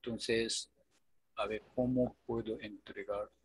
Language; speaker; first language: Spanish; non-native, fluent; Japanese